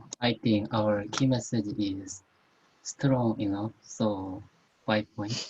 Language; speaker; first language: English; non-native, learner; Korean